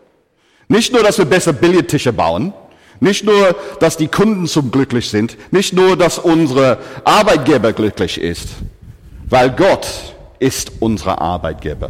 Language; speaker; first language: German; non-native, fluent; English